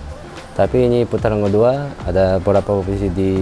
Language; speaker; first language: Indonesian; non-native, fluent; Korean